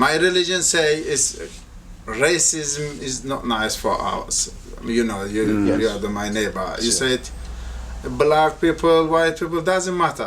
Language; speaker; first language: English; non-native, learner; Turkish